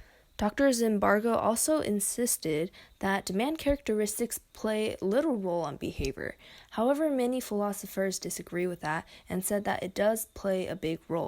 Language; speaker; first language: English; native; English